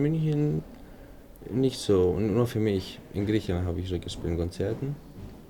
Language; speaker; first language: German; non-native, fluent; Greek